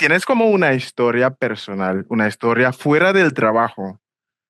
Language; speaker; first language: Spanish; non-native, fluent; English